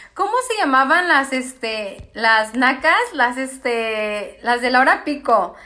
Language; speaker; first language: Spanish; early bilingual, other home language; English